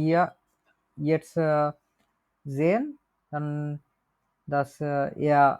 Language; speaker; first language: German; non-native, learner; Bangla